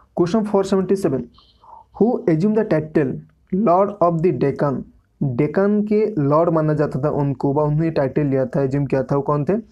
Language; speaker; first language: Hindi; native; Hindi